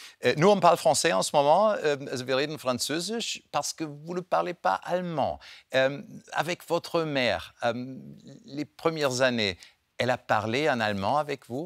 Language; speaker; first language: French; non-native, fluent; German